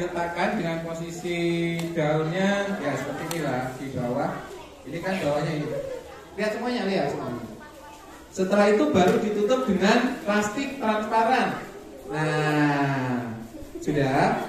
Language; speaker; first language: Indonesian; native; Indonesian